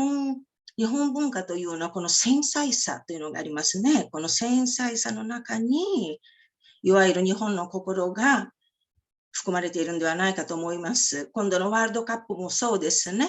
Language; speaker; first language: Japanese; early bilingual, heritage; Japanese